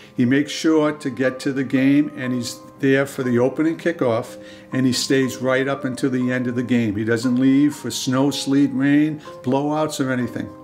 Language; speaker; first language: English; native; English